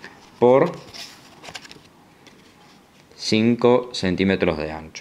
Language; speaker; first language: Spanish; native; Spanish